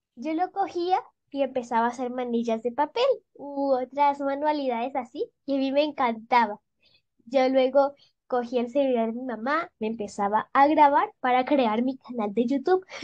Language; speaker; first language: Spanish; native; Spanish